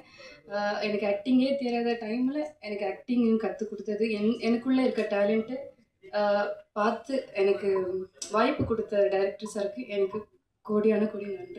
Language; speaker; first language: Tamil; non-native, fluent; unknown